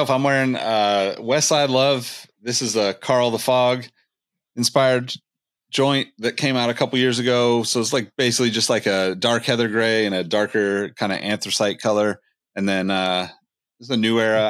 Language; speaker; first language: English; native; English